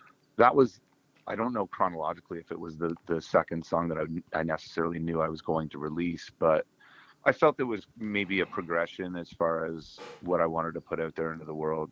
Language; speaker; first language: English; native; English